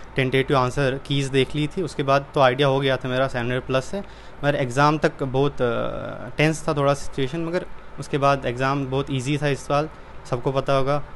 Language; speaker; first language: Hindi; native; Hindi